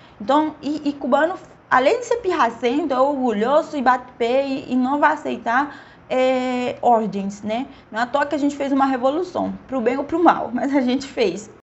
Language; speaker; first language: Portuguese; non-native, fluent; Spanish